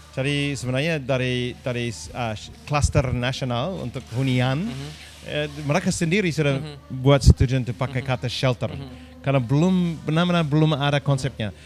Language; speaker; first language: Indonesian; non-native, fluent; English